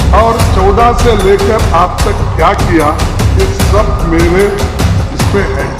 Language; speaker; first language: Hindi; non-native, local second language; Kannada